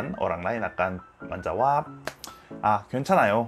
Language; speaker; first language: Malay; non-native, learner; Korean